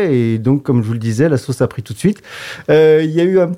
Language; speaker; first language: French; native; French